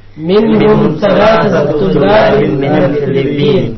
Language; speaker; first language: Arabic; non-native, learner; Indonesian